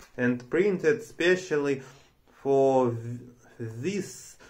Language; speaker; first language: English; non-native, learner; Romanian